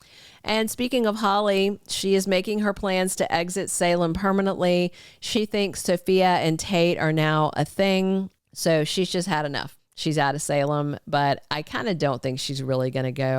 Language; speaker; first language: English; native; English